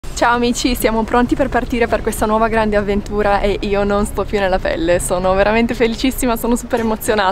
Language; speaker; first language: Italian; native; Italian